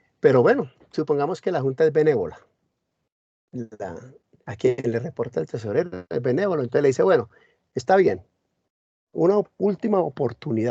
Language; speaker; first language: Spanish; native; Spanish